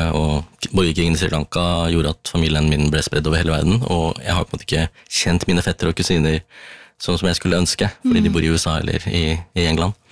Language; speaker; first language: Norwegian; early bilingual, other home language; Tamil